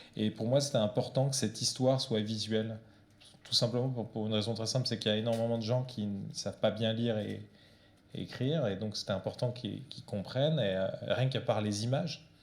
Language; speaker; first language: French; early bilingual, other home language; Portuguese